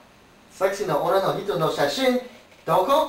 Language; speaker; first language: Japanese; non-native, learner; English